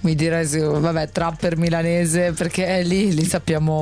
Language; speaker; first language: Italian; native; Italian